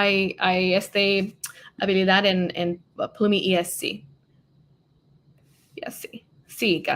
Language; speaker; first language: Spanish; non-native, learner; English